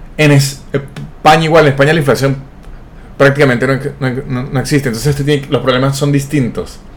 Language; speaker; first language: Spanish; native; Spanish